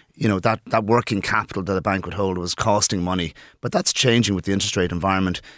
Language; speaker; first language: English; native; English